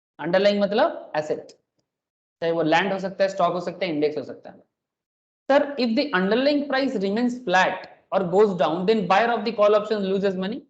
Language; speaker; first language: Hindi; non-native, local second language; Bangla